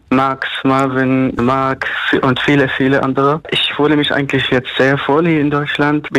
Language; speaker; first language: German; non-native, fluent; Arabic